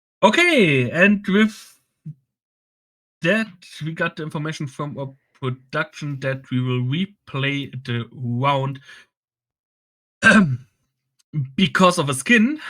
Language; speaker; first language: English; non-native, fluent; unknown